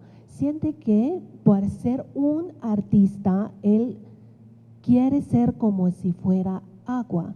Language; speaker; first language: Spanish; non-native, fluent; Chinese